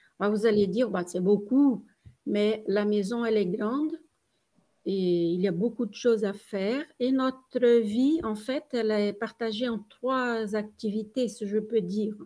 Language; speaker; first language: French; non-native, fluent; Portuguese